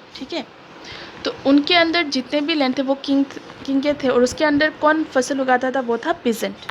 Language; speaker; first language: Hindi; non-native, local second language; Bangla